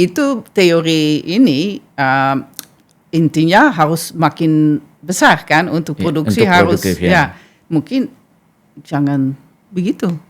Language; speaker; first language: Indonesian; non-native, fluent; Dutch